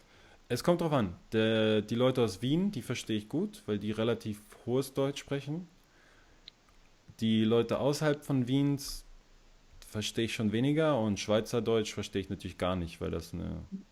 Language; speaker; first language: German; early bilingual, other home language; Russian